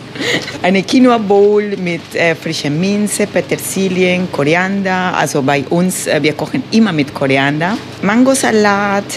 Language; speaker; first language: German; non-native, fluent; Spanish